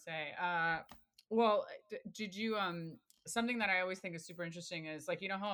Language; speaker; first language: English; early bilingual, other home language; Spanish